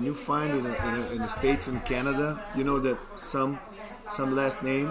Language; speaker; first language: English; non-native, fluent; Serbian